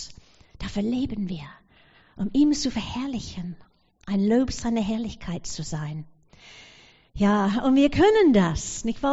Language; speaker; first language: German; non-native, fluent; English